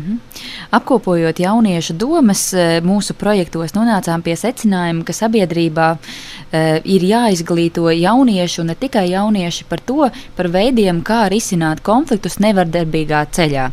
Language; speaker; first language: Latvian; native; Latvian